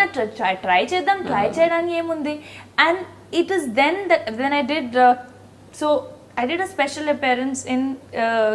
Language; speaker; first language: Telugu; non-native, fluent; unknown